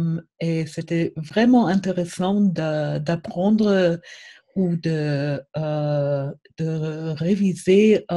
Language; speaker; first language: French; non-native, fluent; German